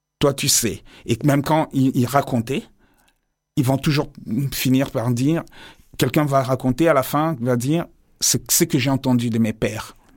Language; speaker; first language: French; non-native, local second language; Lingala